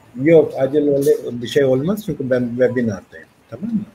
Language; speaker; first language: Turkish; non-native, fluent; Urdu